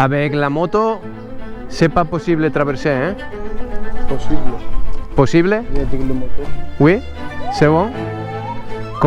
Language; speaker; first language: French; non-native, learner; Spanish